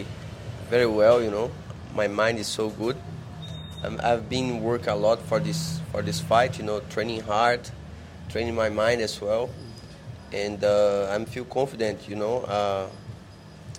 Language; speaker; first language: English; non-native, learner; Portuguese